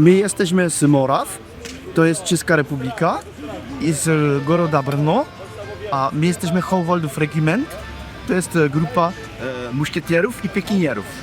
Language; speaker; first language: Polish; non-native, learner; Czech